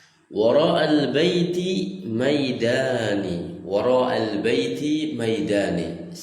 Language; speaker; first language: Arabic; non-native, fluent; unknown